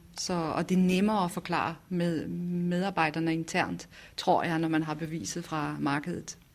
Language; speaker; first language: Danish; native; Danish